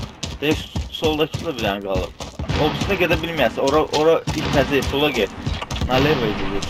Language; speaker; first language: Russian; non-native, learner; Azerbaijani